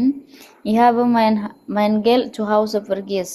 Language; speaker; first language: German; non-native, fluent; Indonesian